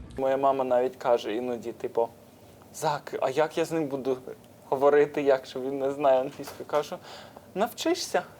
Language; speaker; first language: Ukrainian; non-native, fluent; English